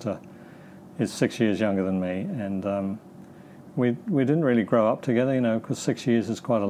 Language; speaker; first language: English; native; English